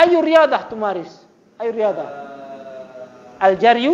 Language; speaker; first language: Arabic; non-native, fluent; Indonesian